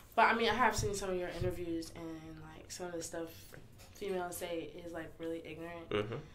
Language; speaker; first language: English; early bilingual, other home language; Haitian Creole